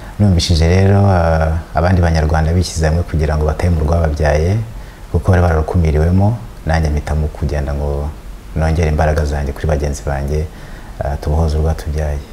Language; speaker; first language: Kinyarwanda; early bilingual, heritage; Kinyarwanda